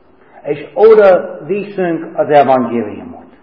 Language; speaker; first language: Hungarian; non-native, fluent; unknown